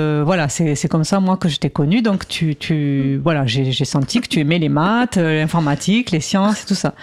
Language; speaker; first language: French; native; French